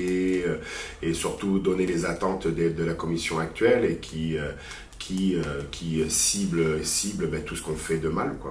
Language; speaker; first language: French; native; French